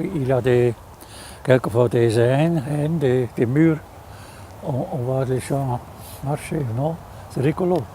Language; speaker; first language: French; non-native, fluent; German